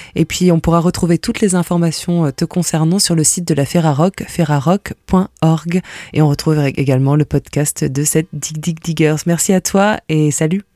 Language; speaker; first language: French; native; French